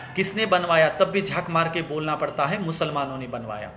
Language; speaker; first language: Hindi; non-native, local second language; Marathi